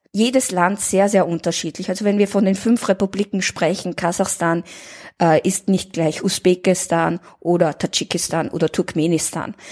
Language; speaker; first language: German; native; German